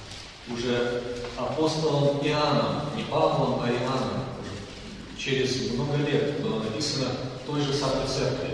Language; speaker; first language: Russian; native; Russian